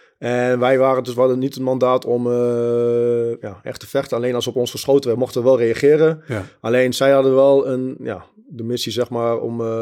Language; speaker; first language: Dutch; early bilingual, other home language; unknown